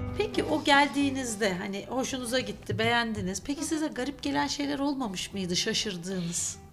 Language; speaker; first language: Turkish; native; Turkish